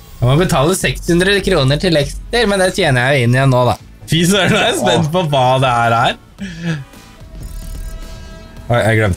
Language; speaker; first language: Norwegian; native; Norwegian